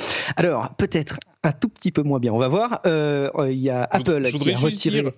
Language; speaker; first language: French; native; French